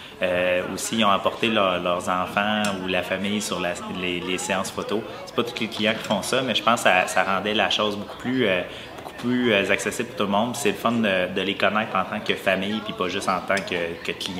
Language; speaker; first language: French; native; French